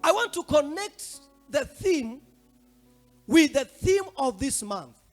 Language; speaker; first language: English; non-native, local second language; Swahili